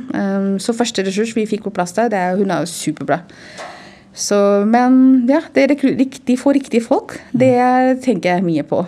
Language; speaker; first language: Norwegian; non-native, fluent; Hindi